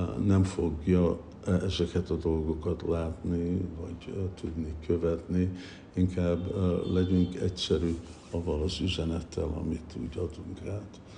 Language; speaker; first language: Hungarian; early bilingual, heritage; Hungarian